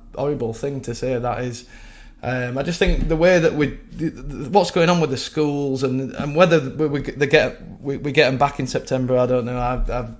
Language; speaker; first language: English; native; English